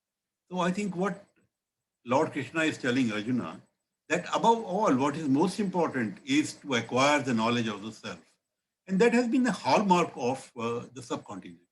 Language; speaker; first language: English; non-native, local second language; Hindi